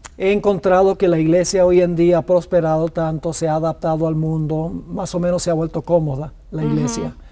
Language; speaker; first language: Spanish; early bilingual, other home language; English